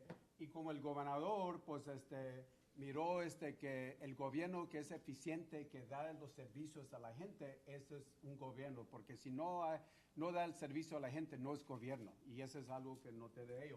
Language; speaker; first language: Spanish; early bilingual, heritage; Spanish